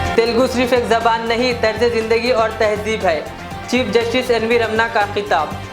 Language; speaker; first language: Urdu; native; Urdu